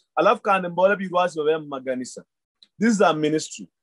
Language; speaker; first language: English; non-native, local second language; Luyia